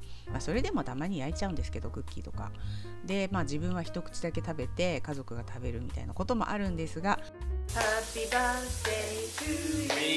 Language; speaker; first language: Japanese; native; Japanese